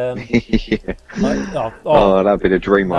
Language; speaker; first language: English; native; English